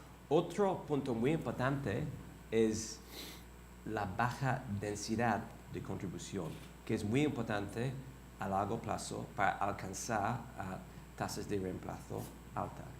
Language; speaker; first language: Spanish; non-native, fluent; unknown